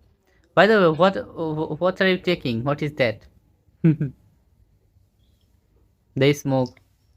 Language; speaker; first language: English; non-native, fluent; Bangla